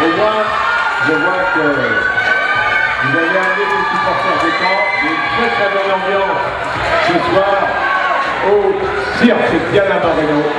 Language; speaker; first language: French; native; French